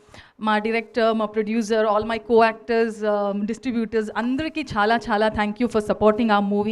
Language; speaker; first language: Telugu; non-native, learner; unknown